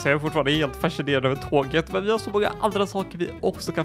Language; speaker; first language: Swedish; native; Swedish